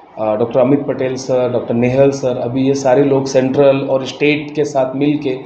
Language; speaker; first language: Hindi; non-native, local second language; Gujarati